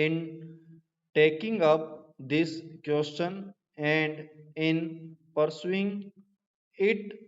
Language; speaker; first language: English; non-native, local second language; Hindi